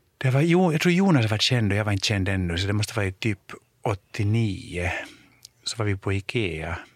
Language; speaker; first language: Swedish; native; Swedish